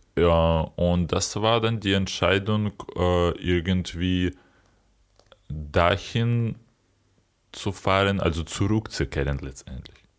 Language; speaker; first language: German; non-native, fluent; Ukrainian